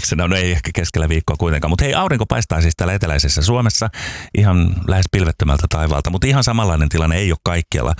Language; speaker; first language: Finnish; native; Finnish